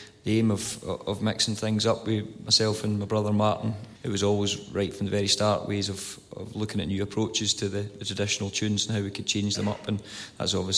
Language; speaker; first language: English; native; English